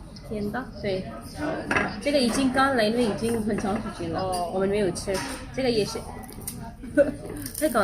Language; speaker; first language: Chinese; non-native, fluent; Urdu